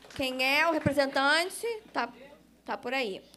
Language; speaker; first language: Portuguese; native; Portuguese